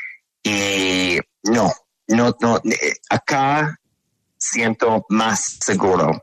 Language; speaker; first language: Spanish; non-native, learner; English